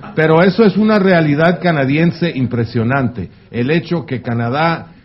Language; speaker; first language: Spanish; non-native, fluent; French